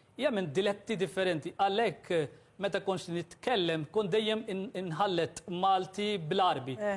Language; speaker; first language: Maltese; non-native, fluent; Urdu